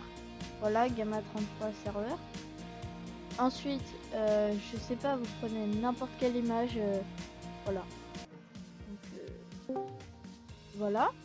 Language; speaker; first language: French; native; French